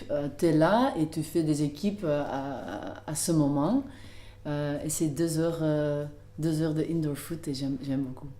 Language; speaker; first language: French; non-native, local second language; Dutch